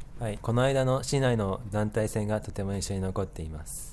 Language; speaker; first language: Japanese; native; Japanese